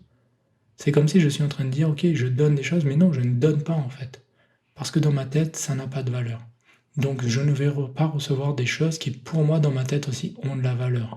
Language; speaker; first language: French; native; French